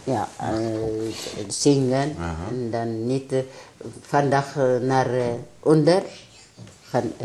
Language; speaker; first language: Dutch; non-native, learner; Tigrinya